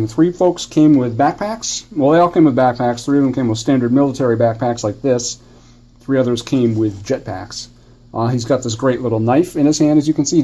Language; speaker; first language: English; native; English